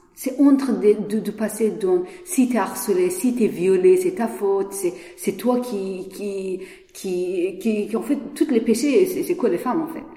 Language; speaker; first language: French; non-native, learner; Persian